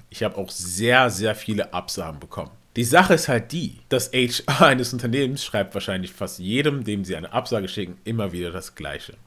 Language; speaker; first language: German; native; German